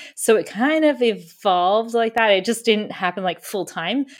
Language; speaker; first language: English; early bilingual, other home language; German